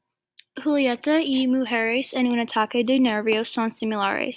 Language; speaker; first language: Spanish; non-native, learner; English